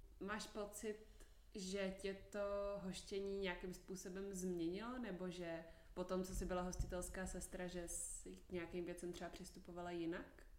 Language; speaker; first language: Czech; native; Czech